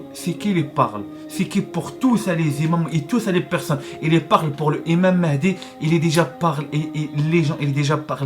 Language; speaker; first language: French; non-native, learner; Arabic